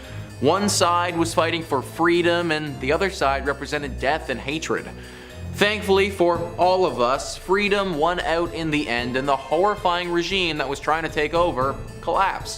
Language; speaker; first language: English; native; English